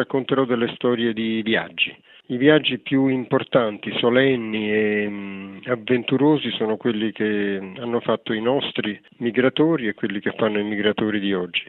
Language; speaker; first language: Italian; native; Italian